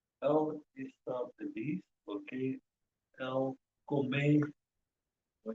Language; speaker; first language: Spanish; non-native, learner; English